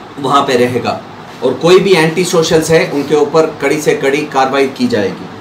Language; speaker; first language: Hindi; non-native, local second language; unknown